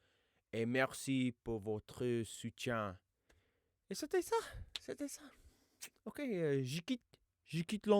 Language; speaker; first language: French; non-native, fluent; English